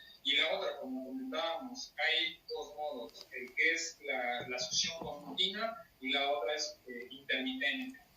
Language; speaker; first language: Spanish; native; Spanish